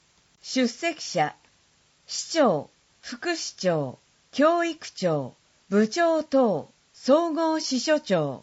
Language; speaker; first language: Japanese; native; Japanese